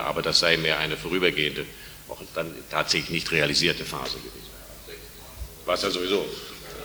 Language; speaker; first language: German; native; German